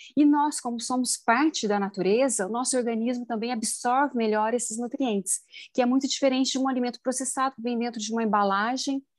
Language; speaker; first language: Portuguese; native; Portuguese